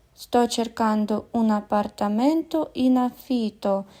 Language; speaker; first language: Italian; non-native, fluent; Ukrainian